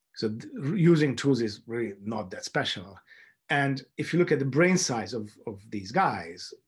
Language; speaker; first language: English; non-native, fluent; Hungarian